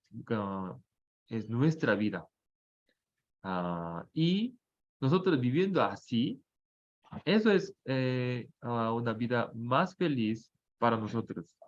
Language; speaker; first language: Spanish; non-native, fluent; Korean